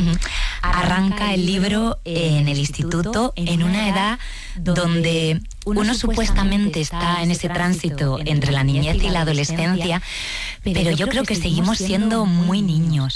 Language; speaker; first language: Spanish; native; Spanish